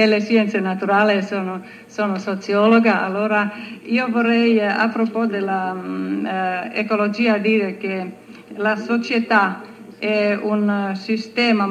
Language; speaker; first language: Italian; non-native, learner; Finnish